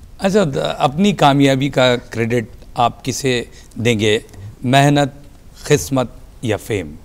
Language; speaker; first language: Hindi; native; Hindi